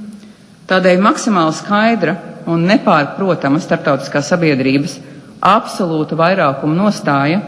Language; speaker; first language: Latvian; native; Latvian